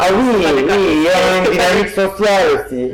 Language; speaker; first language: French; non-native, fluent; Turkish